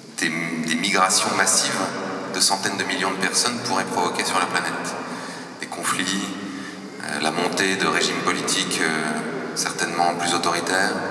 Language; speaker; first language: French; native; French